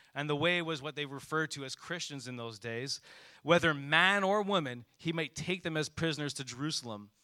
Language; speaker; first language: English; native; English